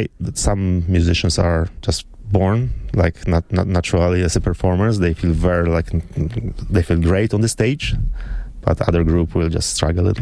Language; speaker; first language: English; non-native, fluent; Polish